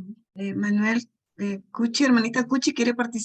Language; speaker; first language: Spanish; native; Spanish